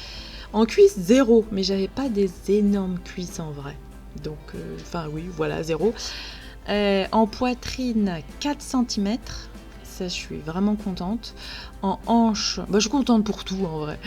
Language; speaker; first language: French; native; French